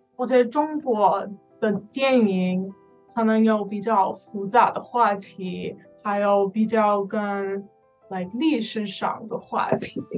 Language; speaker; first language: Chinese; non-native, learner; English